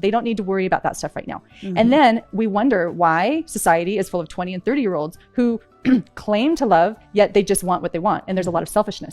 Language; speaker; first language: English; native; English